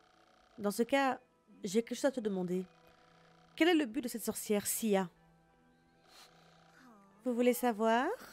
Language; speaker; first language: French; native; French